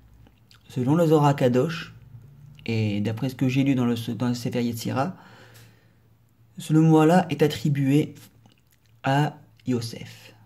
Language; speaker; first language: French; native; French